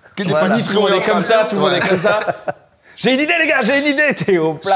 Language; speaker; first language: French; native; French